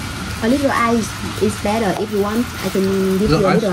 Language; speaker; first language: English; non-native, learner; Vietnamese